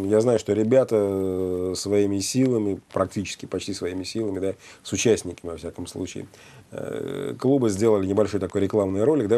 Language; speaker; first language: Russian; native; Russian